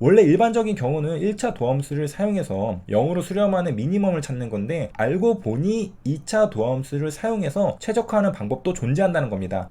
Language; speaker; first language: Korean; native; Korean